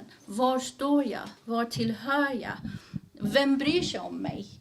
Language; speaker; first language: Swedish; early bilingual, other home language; Persian